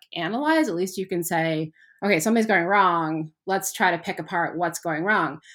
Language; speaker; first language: English; native; English